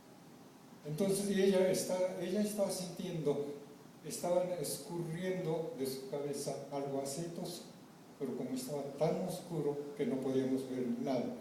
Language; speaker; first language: Spanish; non-native, fluent; Japanese